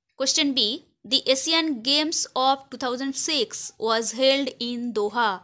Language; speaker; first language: English; non-native, local second language; Bangla